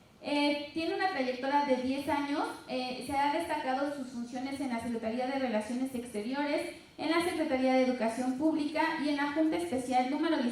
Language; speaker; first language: Spanish; native; Spanish